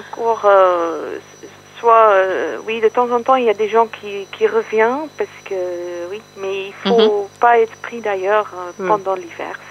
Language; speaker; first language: French; non-native, fluent; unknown